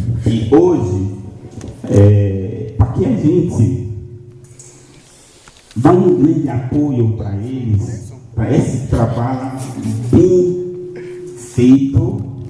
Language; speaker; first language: Portuguese; non-native, learner; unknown